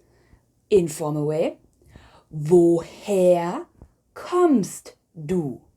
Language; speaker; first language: German; non-native, fluent; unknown